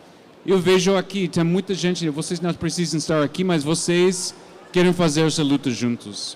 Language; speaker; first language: Portuguese; non-native, fluent; English